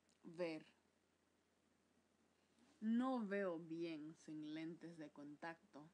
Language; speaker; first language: Spanish; non-native, fluent; English